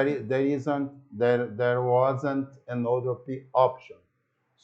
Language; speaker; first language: English; non-native, learner; Portuguese